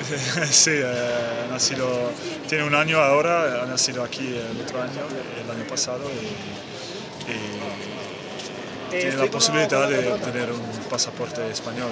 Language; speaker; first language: Spanish; non-native, fluent; Dutch